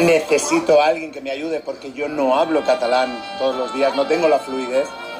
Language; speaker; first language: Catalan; non-native, local second language; Spanish